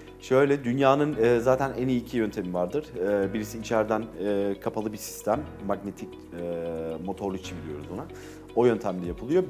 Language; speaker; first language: Turkish; early bilingual, heritage; Turkish